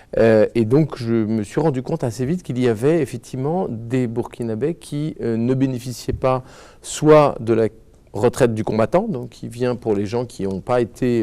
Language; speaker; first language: French; native; French